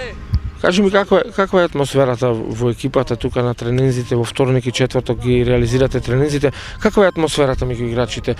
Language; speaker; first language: Macedonian; native; Macedonian